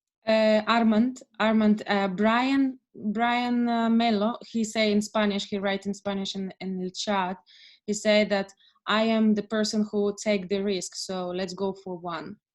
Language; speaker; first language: English; non-native, fluent; Russian